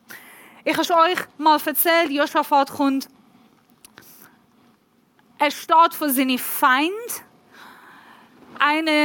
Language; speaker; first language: German; non-native, learner; Persian